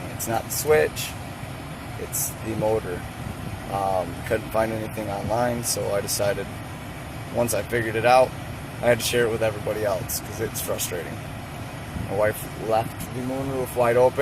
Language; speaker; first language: English; native; English